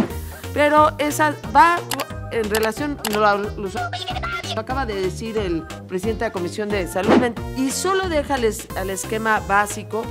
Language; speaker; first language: Spanish; native; Spanish